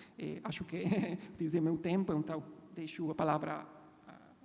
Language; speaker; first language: Portuguese; non-native, fluent; Italian